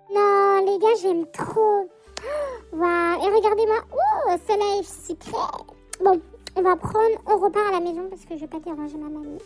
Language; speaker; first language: French; native; French